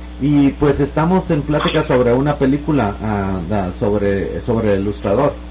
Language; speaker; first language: Spanish; native; Spanish